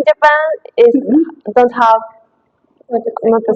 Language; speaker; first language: English; non-native, learner; Japanese